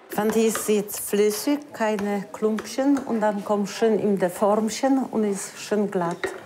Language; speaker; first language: German; non-native, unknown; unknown